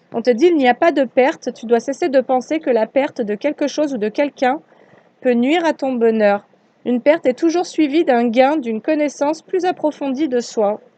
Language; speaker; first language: French; native; French